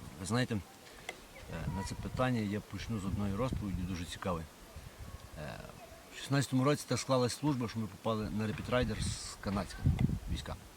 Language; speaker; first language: Ukrainian; native; Ukrainian